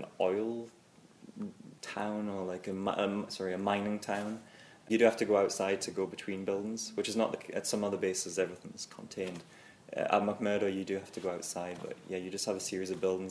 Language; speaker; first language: English; native; English